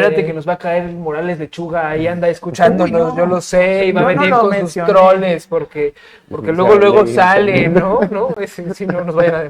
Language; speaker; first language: Spanish; native; Spanish